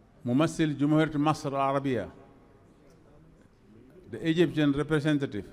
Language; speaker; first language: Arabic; non-native, fluent; Wolof